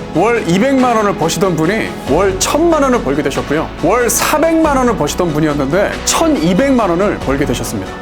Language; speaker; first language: Korean; native; Korean